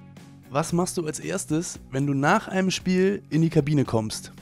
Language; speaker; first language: German; native; German